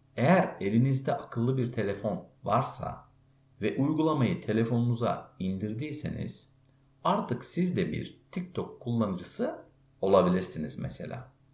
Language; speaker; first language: Turkish; native; Turkish